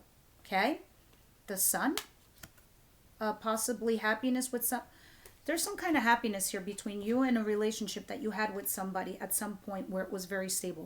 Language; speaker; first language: English; native; English